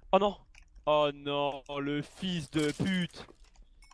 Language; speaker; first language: French; native; French